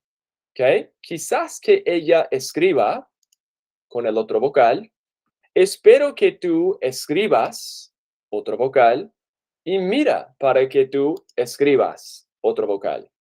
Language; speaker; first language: Spanish; non-native, fluent; English